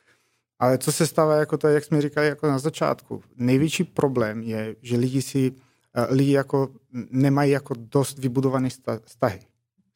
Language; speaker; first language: Czech; non-native, fluent; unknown